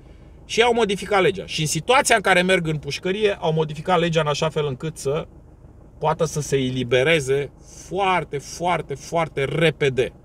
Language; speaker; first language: Romanian; native; Romanian